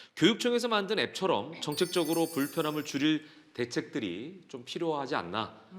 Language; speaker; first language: Korean; native; Korean